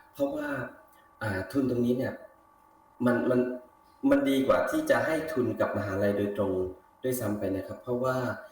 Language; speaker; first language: Thai; native; Thai